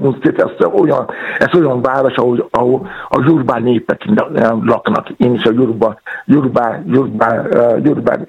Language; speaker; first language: Hungarian; non-native, learner; Yoruba